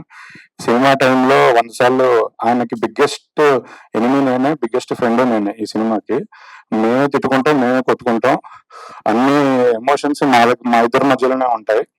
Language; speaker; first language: Telugu; native; Telugu